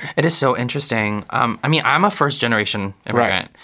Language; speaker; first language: English; non-native, local second language; Chinese